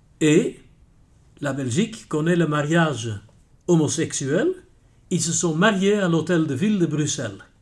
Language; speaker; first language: French; non-native, local second language; Dutch